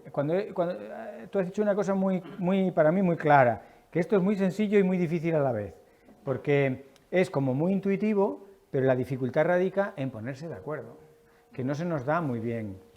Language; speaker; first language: Spanish; native; Spanish